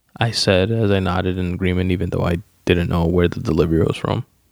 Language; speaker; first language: English; early bilingual, other home language; Spanish